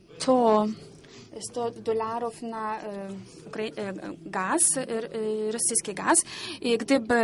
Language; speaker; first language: Polish; non-native, learner; Ukrainian